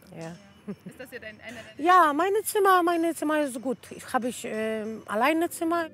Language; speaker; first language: German; non-native, learner; Polish